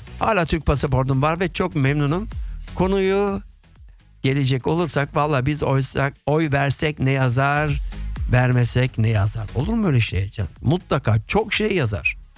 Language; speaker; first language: Turkish; early bilingual, heritage; Turkish